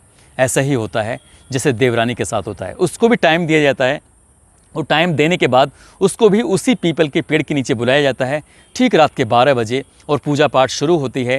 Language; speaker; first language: Hindi; native; Hindi